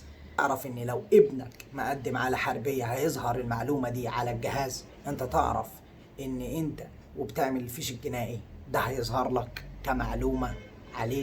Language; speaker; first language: Arabic; native; Arabic